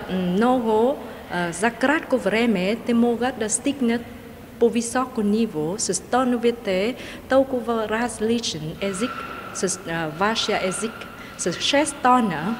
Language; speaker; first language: Bulgarian; non-native, learner; Vietnamese